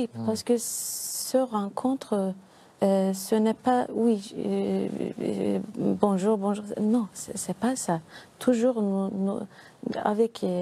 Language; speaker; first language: French; non-native, learner; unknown